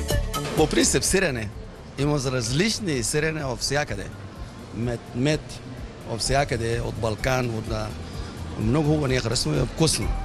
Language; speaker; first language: Bulgarian; non-native, learner; Arabic